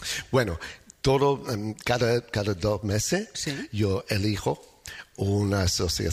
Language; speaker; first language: Spanish; non-native, learner; English